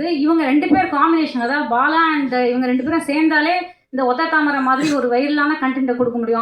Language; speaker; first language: Tamil; native; Tamil